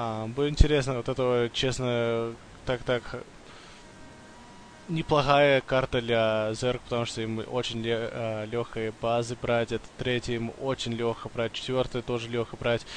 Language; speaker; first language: Russian; early bilingual, heritage; English